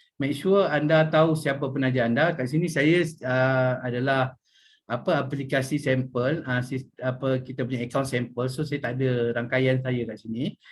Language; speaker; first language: Malay; native; Malay